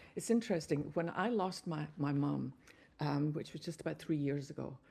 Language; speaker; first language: English; native; English